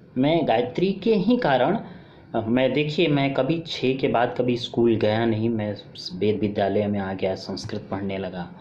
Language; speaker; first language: Hindi; non-native, local second language; Bhojpuri